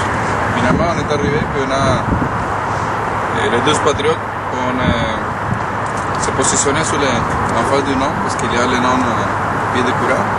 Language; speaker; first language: French; non-native, learner; Spanish